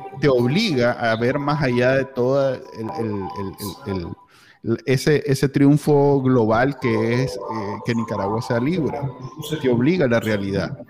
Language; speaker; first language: Spanish; native; Spanish